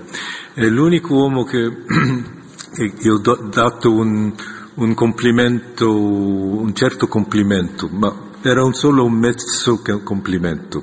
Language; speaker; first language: Italian; non-native, fluent; Korean